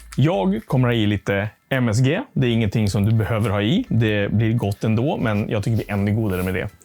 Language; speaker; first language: Swedish; native; Swedish